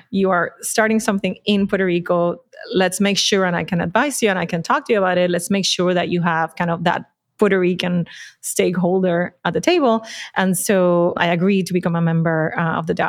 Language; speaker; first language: English; non-native, fluent; Spanish